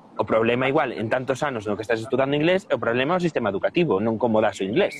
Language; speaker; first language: Galician; non-native, local second language; Spanish